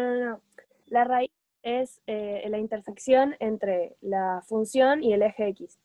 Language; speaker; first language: Spanish; native; Spanish